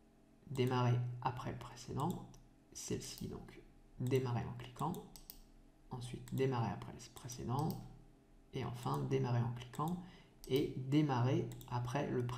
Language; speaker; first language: French; native; French